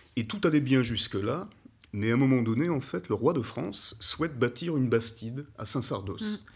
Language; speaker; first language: French; native; French